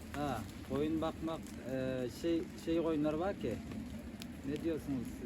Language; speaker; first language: Turkish; non-native, learner; Persian